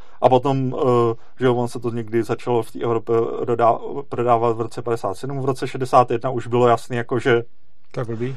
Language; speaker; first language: Czech; native; Czech